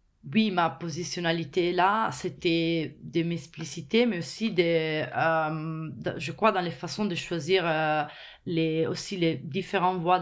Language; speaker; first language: French; non-native, fluent; Italian